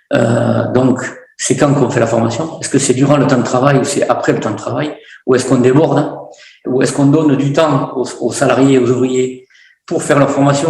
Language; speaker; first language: French; native; French